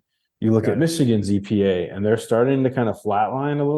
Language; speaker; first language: English; native; English